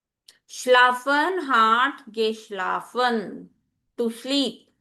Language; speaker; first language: German; non-native, learner; Hindi